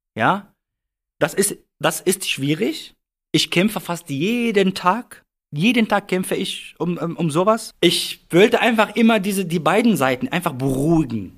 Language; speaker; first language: German; non-native, fluent; Arabic